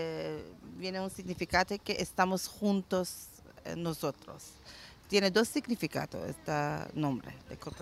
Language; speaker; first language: Spanish; non-native, learner; Persian